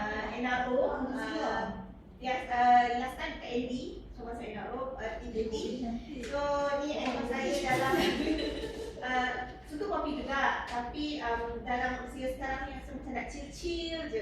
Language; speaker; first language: Malay; native; Malay